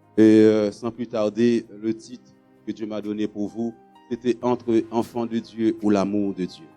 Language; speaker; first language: French; non-native, local second language; Haitian Creole